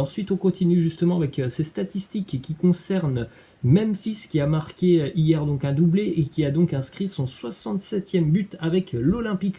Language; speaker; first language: French; native; French